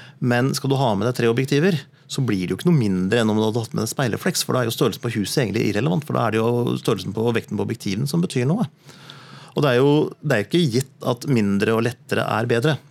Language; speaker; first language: Norwegian; native; Norwegian